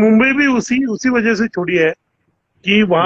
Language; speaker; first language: Hindi; non-native, fluent; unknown